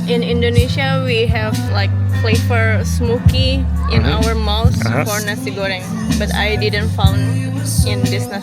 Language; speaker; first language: English; non-native, learner; Indonesian